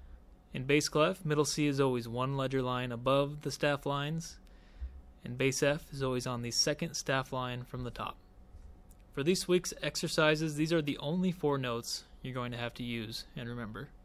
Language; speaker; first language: English; native; English